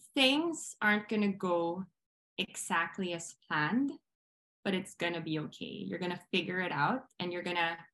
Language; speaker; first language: English; non-native, local second language; Filipino